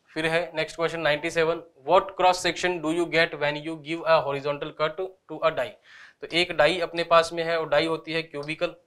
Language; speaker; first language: Hindi; native; Hindi